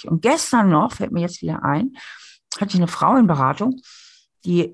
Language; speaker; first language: German; native; German